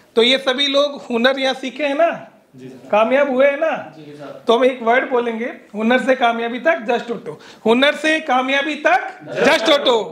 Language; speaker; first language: Hindi; non-native, local second language; Gujarati